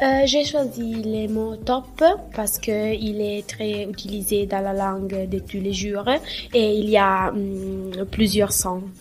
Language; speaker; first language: French; non-native, learner; Italian